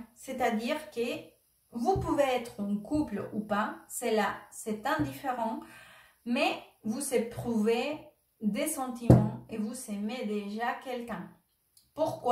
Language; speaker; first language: French; non-native, fluent; Spanish